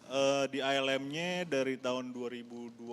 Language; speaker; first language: Indonesian; native; Indonesian